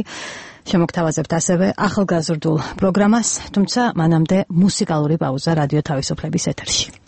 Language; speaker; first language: Georgian; native; Georgian